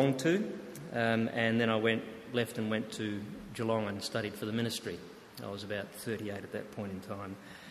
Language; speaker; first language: English; native; English